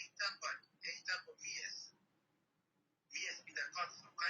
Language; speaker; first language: Finnish; non-native, learner; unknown